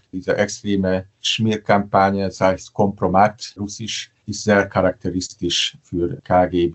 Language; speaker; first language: German; non-native, fluent; Hungarian